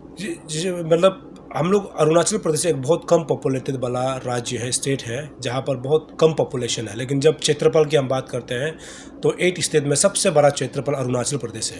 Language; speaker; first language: Hindi; non-native, local second language; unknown